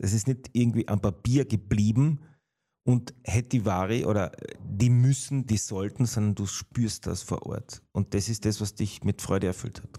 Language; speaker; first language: German; native; German